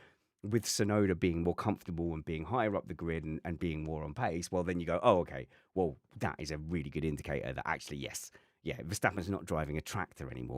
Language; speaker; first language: English; native; English